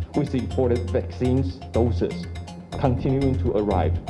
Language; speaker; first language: English; non-native, fluent; Chinese